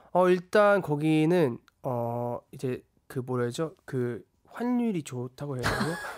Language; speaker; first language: Korean; early bilingual, heritage; Korean